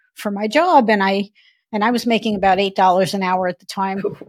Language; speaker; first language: English; native; English